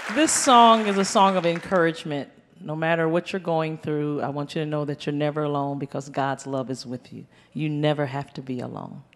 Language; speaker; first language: English; native; English